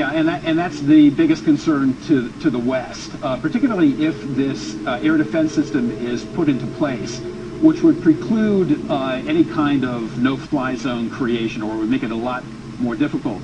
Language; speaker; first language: English; native; English